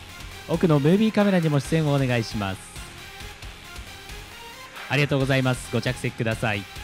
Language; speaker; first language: Japanese; native; Japanese